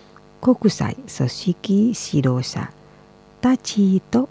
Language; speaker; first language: Japanese; non-native, fluent; Indonesian